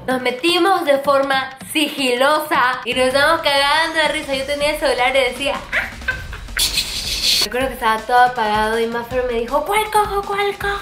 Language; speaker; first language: Spanish; native; Spanish